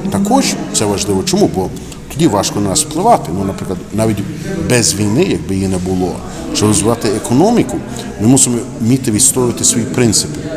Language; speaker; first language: Ukrainian; native; Ukrainian